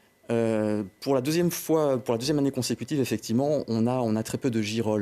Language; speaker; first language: French; native; French